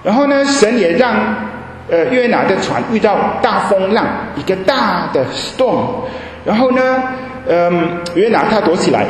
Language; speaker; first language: Chinese; non-native, fluent; German